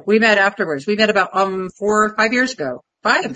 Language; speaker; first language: English; native; English